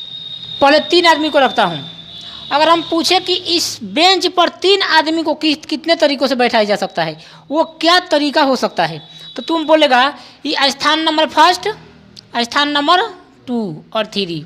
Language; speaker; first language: Hindi; non-native, local second language; Bhojpuri